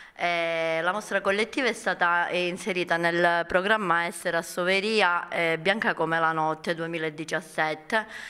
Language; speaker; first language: Italian; native; Italian